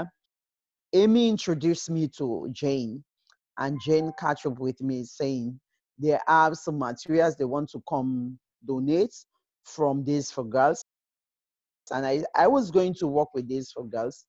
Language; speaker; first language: English; non-native, local second language; Krio